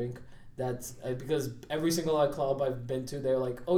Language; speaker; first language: English; non-native, local second language; Marathi